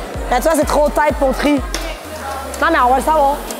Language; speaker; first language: French; native; French